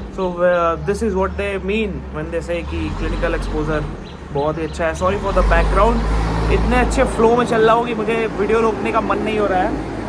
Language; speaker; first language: Hindi; native; Hindi